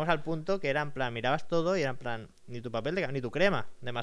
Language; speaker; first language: Spanish; native; Spanish